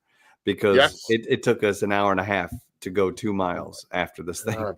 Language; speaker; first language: English; native; English